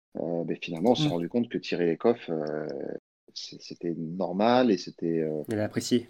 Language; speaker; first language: French; early bilingual, other home language; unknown